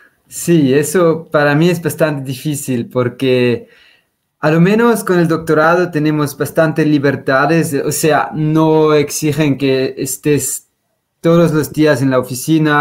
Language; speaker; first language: Spanish; non-native, fluent; Swiss German